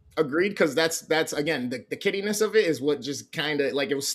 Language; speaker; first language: English; native; English